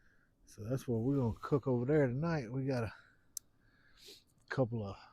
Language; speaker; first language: English; native; English